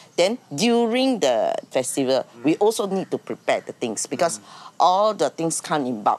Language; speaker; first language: English; non-native, local second language; Chinese